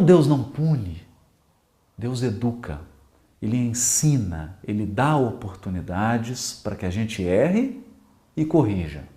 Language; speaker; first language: Portuguese; native; Portuguese